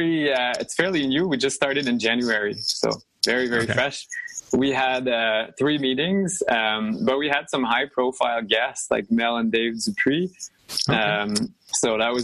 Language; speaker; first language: English; non-native, fluent; French